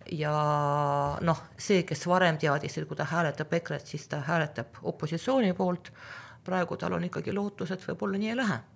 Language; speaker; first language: Estonian; non-native, local second language; Russian